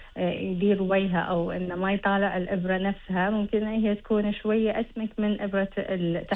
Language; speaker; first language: Arabic; native; Arabic